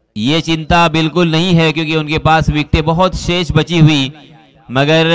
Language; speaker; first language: Hindi; non-native, local second language; Marathi